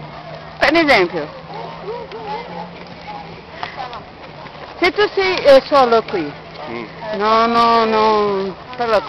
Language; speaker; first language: Italian; non-native, learner; Portuguese